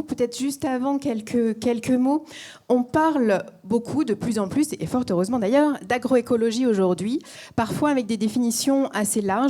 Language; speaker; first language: French; native; French